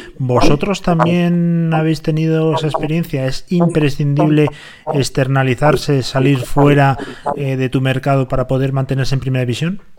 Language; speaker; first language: Spanish; native; Spanish